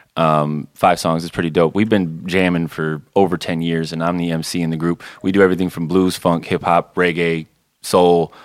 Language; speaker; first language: English; native; English